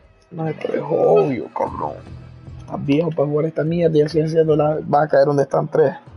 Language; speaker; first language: Spanish; early bilingual, heritage; Spanish